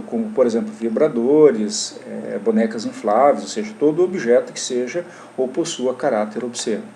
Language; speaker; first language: Portuguese; native; Portuguese